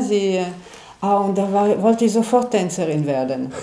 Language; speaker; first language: German; non-native, fluent; Italian